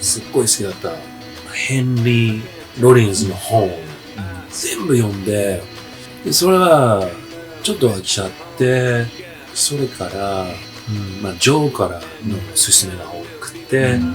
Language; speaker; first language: Japanese; non-native, fluent; English